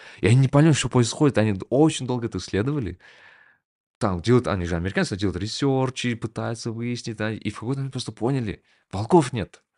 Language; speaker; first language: Russian; non-native, local second language; Kazakh